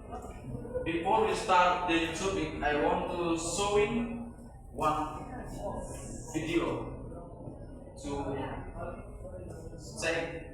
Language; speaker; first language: English; non-native, learner; Indonesian